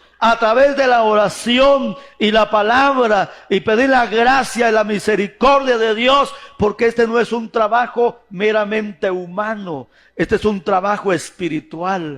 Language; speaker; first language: Spanish; native; Spanish